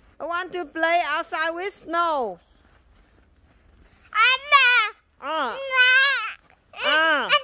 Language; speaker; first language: English; non-native, learner; Vietnamese